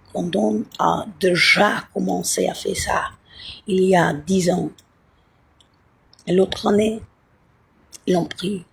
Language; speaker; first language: French; non-native, learner; Italian